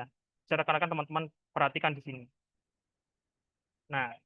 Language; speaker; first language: Indonesian; native; Indonesian